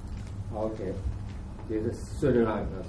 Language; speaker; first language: English; non-native, learner; Chinese